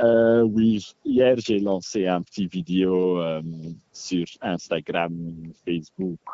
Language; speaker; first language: French; non-native, local second language; Dutch